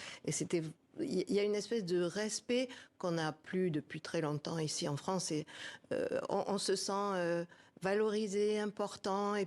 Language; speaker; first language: French; native; French